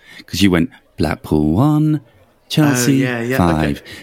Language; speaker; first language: English; native; English